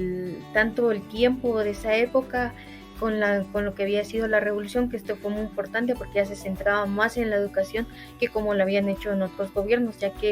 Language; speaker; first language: Spanish; native; Spanish